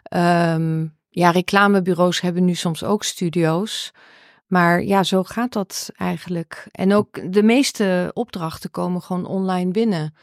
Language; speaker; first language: Dutch; early bilingual, heritage; Dutch